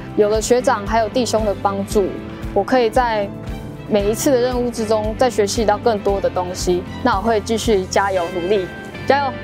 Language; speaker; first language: Chinese; native; Chinese